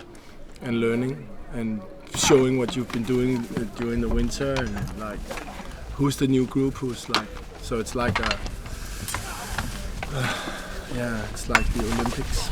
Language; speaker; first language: English; non-native, fluent; Danish